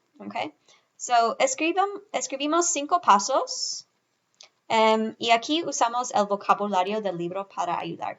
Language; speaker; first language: Spanish; non-native, fluent; English